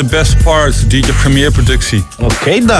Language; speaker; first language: Dutch; native; Dutch